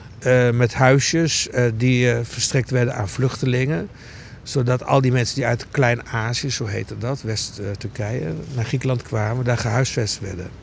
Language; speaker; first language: Dutch; early bilingual, other home language; Greek